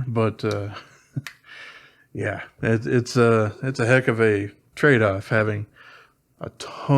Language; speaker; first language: English; native; English